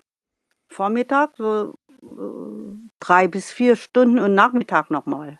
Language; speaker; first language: German; non-native, learner; Vietnamese